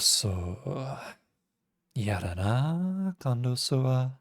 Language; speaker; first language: Japanese; non-native, fluent; English